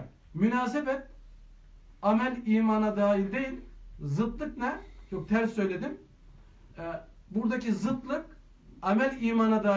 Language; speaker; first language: Turkish; native; Turkish